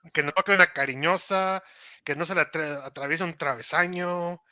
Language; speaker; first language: Spanish; early bilingual, heritage; Spanish